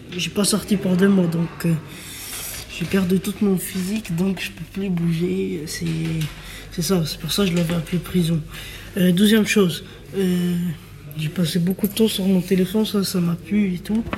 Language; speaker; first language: French; non-native, learner; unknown